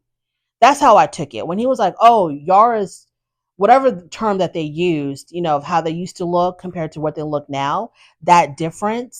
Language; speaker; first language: English; native; English